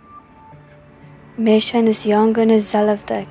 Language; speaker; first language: Dutch; early bilingual, other home language; Persian